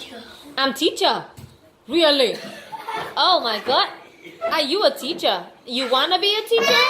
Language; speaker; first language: English; non-native, fluent; Vietnamese